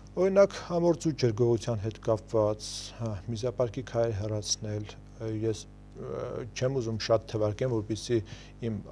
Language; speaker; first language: Armenian; native; Armenian